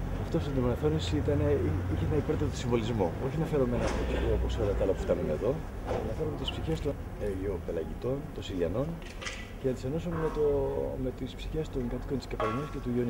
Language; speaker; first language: Greek; native; Greek